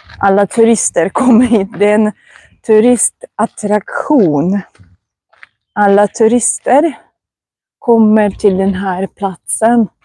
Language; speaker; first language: Swedish; non-native, fluent; Russian